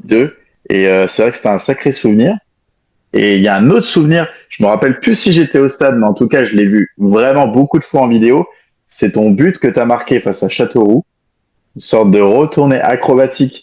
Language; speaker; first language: French; native; French